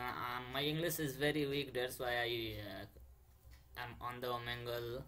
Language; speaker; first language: English; non-native, learner; Hindi